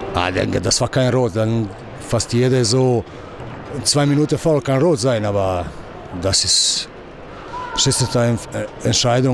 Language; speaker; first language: German; non-native, learner; Croatian